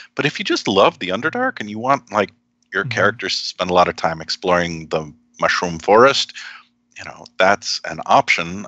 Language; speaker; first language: English; native; English